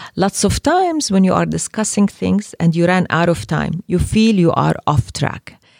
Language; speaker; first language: English; non-native, fluent; Arabic